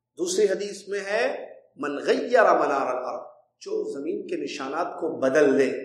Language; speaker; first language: Urdu; native; Urdu